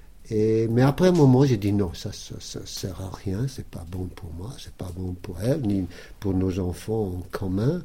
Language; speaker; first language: French; non-native, fluent; English